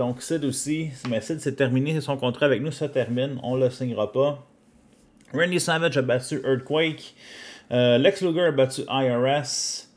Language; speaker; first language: French; native; French